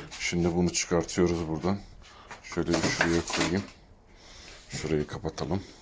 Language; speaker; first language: Turkish; native; Turkish